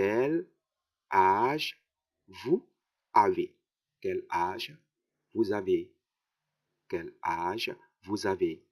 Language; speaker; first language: French; non-native, fluent; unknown